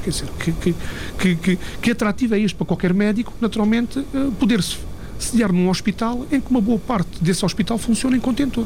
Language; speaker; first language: Portuguese; native; Portuguese